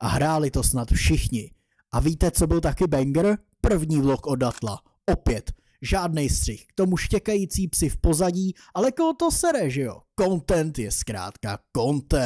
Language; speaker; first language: Czech; native; Czech